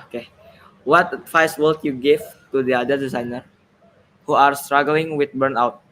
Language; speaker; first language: English; non-native, learner; Indonesian